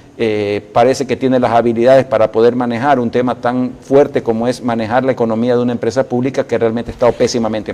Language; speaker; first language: Spanish; native; Spanish